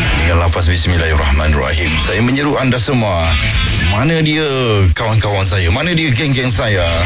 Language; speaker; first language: Malay; native; Malay